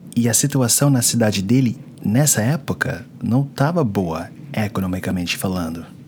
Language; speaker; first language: Portuguese; non-native, fluent; English